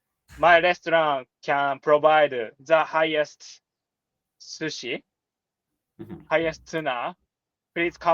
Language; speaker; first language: English; non-native, learner; Japanese